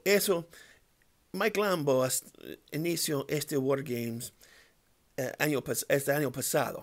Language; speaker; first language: Spanish; non-native, learner; English